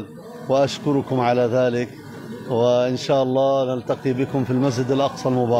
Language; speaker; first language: Arabic; native; Arabic